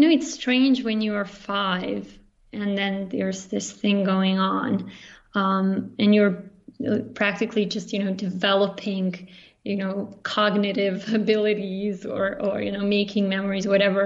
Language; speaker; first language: English; non-native, fluent; Serbian